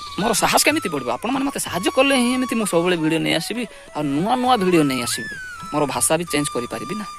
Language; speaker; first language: Odia; non-native, local second language; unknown